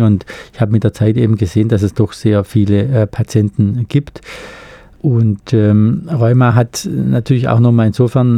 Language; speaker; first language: German; native; German